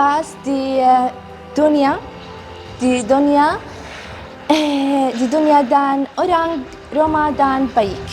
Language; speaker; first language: Indonesian; non-native, learner; Arabic